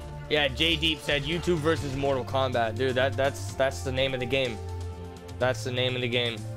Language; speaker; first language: English; early bilingual, other home language; Spanish